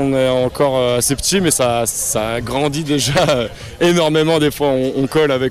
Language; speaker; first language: French; native; French